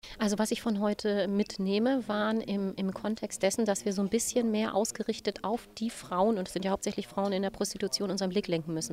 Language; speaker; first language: German; native; German